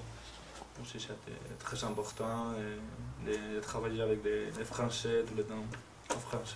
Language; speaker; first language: French; non-native, fluent; Spanish